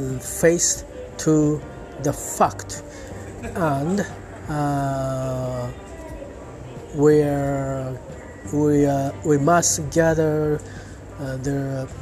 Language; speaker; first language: English; non-native, learner; Japanese